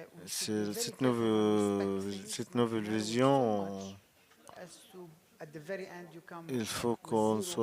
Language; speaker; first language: French; non-native, learner; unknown